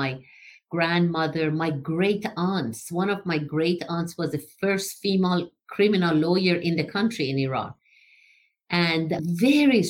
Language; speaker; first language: English; non-native, fluent; Persian